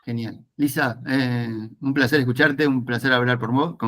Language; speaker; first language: Spanish; native; Spanish